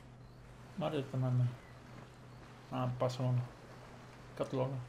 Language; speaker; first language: Icelandic; non-native, learner; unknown